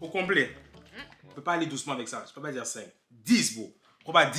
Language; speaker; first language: French; native; French